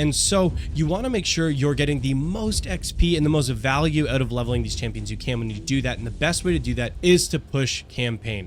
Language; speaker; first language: English; native; English